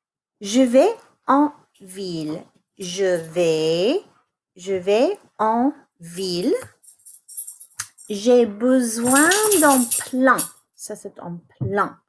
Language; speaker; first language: French; non-native, fluent; English